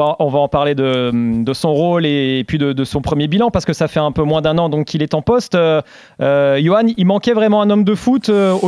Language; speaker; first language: French; native; French